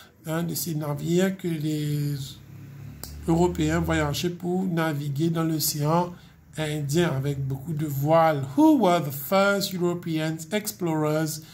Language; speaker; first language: French; non-native, local second language; Morisyen